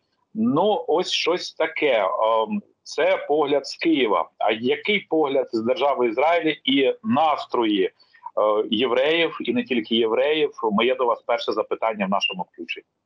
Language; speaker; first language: Ukrainian; native; Ukrainian